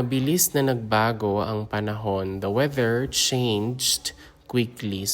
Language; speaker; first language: Filipino; native; Filipino